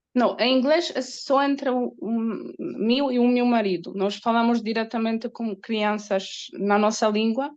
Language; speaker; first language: Portuguese; non-native, learner; Polish